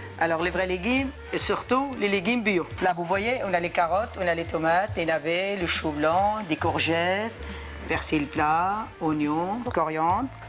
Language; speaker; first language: French; non-native, fluent; Arabic